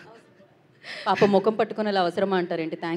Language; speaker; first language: Telugu; native; Telugu